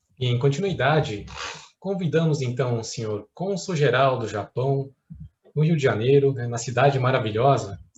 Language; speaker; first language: Portuguese; native; Portuguese